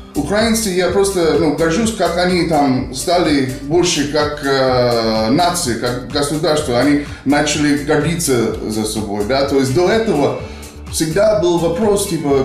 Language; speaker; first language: Ukrainian; non-native, learner; English